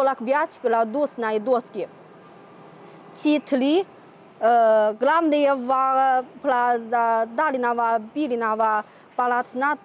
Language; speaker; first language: Russian; non-native, learner; Chinese